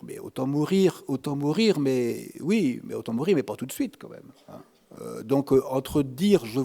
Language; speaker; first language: French; native; French